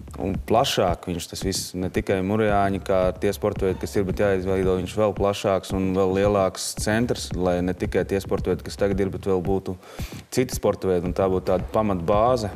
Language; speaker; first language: Latvian; native; Latvian